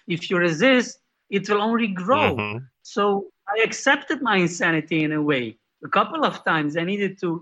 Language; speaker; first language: English; non-native, fluent; Slovenian